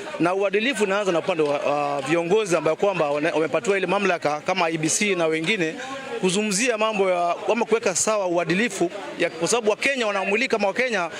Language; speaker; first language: Swahili; native; Swahili